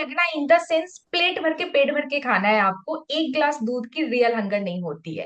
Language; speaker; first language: Hindi; native; Hindi